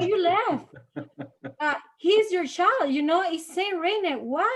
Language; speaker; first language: English; non-native, learner; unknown